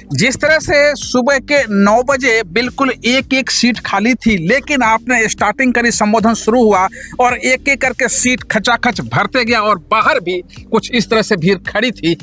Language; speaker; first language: Hindi; native; Hindi